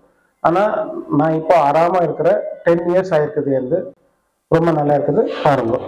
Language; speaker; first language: Tamil; non-native, local second language; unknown